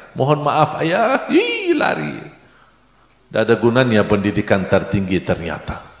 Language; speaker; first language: Indonesian; non-native, fluent; Arabic